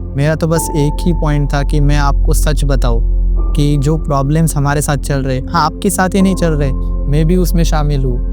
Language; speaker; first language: Hindi; non-native, local second language; Marathi